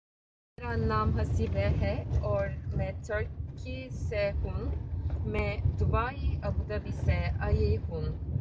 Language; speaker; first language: Hindi; non-native, learner; Turkish